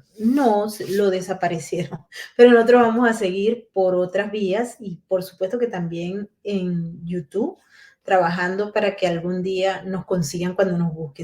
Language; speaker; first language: Spanish; native; Spanish